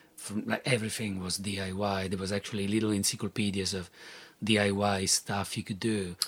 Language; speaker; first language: English; non-native, fluent; Italian